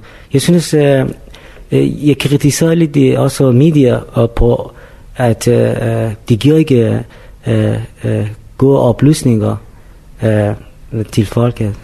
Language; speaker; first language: Danish; non-native, fluent; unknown